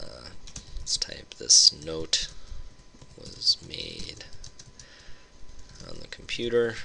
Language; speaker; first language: English; native; English